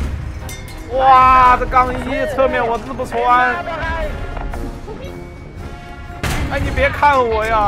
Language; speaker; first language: Chinese; native; Chinese